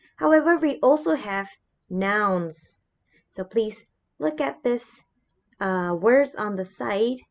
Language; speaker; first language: English; non-native, fluent; Japanese